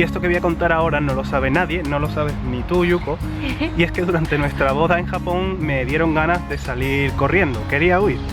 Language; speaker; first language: Spanish; native; Spanish